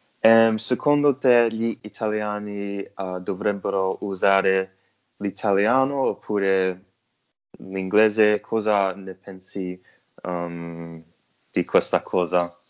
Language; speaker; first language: Italian; non-native, learner; English